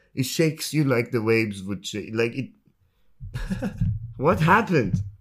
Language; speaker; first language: English; non-native, fluent; Persian